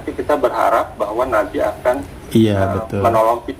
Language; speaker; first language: Indonesian; native; Indonesian